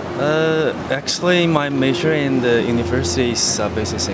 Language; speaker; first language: English; non-native, fluent; Chinese